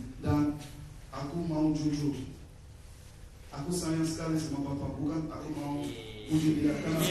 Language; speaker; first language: Indonesian; non-native, fluent; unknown